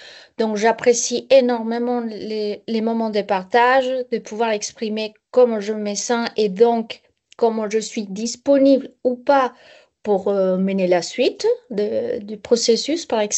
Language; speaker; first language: French; non-native, fluent; Spanish